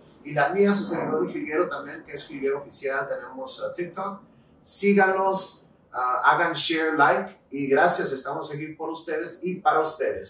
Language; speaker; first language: Spanish; early bilingual, heritage; Spanish